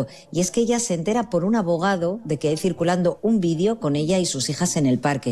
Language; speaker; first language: Spanish; native; Spanish